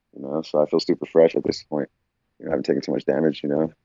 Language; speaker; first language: English; native; English